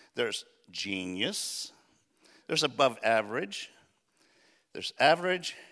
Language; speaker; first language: English; early bilingual, other home language; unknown